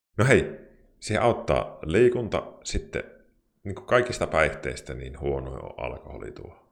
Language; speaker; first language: Finnish; native; Finnish